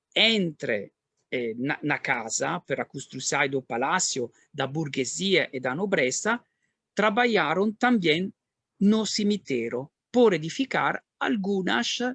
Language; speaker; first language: Portuguese; non-native, learner; Italian